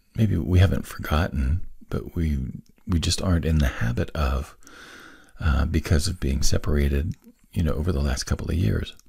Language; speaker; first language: English; native; English